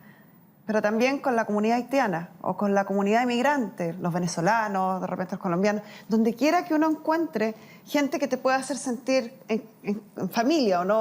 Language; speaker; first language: Spanish; native; Spanish